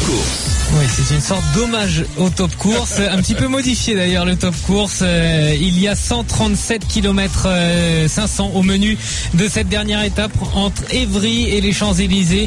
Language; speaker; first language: French; native; French